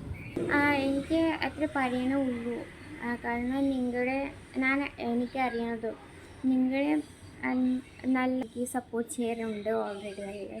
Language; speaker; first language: Malayalam; non-native, local second language; Bangla